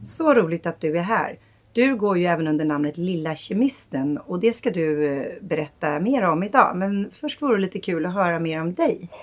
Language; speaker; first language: Swedish; native; Swedish